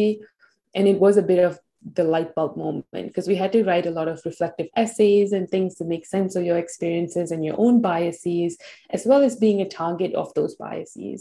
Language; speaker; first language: English; non-native, local second language; Tamil